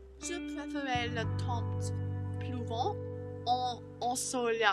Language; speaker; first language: French; non-native, learner; English